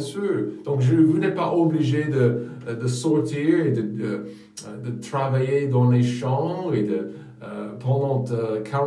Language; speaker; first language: French; non-native, fluent; English